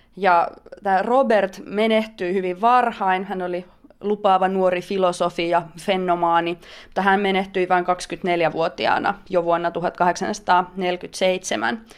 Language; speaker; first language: Finnish; native; Finnish